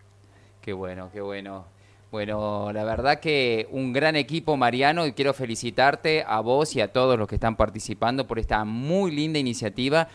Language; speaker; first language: Spanish; native; Spanish